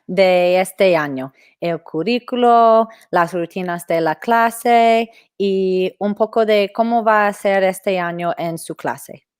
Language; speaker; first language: Spanish; non-native, fluent; English